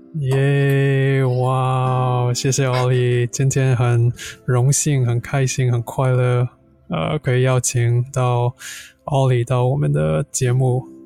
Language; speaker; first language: Chinese; non-native, fluent; English